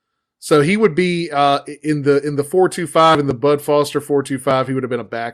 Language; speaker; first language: English; native; English